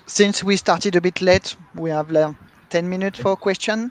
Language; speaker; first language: English; non-native, fluent; French